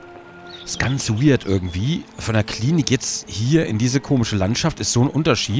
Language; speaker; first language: German; native; German